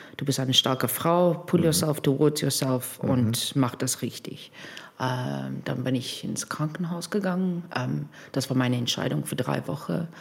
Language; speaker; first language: German; non-native, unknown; English